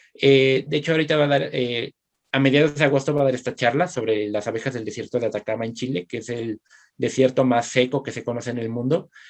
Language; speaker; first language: Spanish; native; Spanish